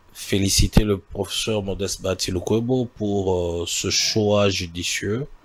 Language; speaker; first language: French; non-native, local second language; Swahili